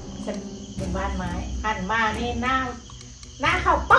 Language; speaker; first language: Thai; native; Thai